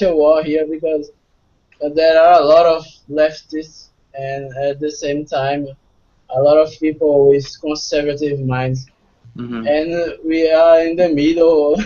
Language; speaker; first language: English; non-native, fluent; Portuguese